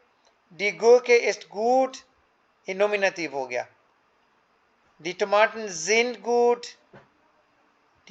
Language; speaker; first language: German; non-native, fluent; Hindi